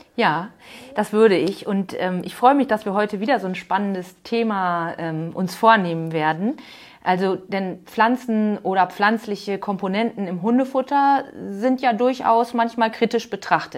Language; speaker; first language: German; native; German